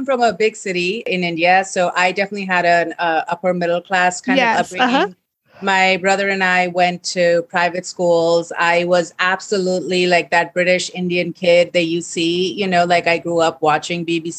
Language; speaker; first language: English; non-native, local second language; Hindi